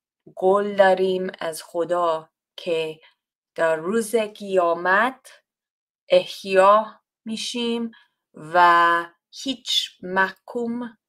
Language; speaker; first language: Persian; non-native, fluent; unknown